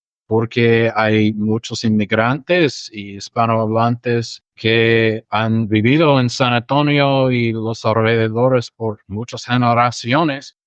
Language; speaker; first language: Spanish; non-native, fluent; English